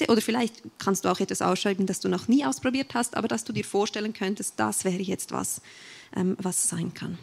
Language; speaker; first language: German; native; German